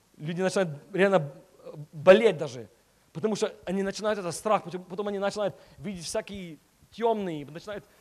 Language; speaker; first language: Russian; early bilingual, heritage; Russian